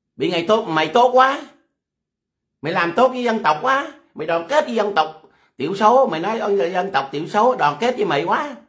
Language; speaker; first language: Vietnamese; non-native, local second language; Khmer